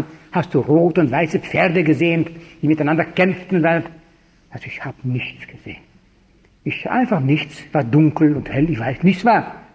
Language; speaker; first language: German; non-native, fluent; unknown